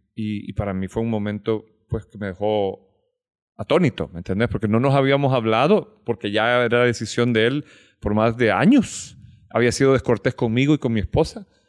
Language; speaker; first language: Spanish; native; Spanish